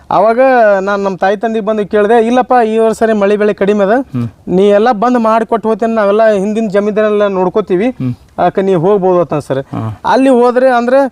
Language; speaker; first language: Kannada; non-native, local second language; Marathi